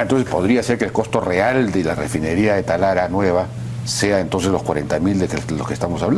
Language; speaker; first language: Spanish; native; Spanish